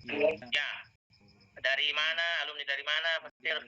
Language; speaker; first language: Indonesian; native; Indonesian